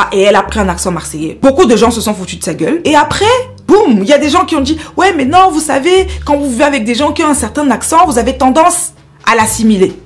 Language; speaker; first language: French; non-native, local second language; Basaa